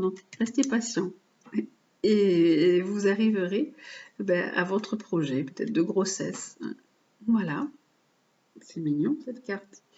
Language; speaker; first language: French; native; French